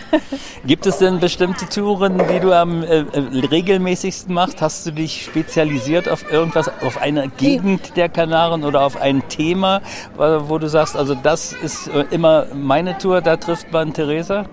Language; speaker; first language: German; native; German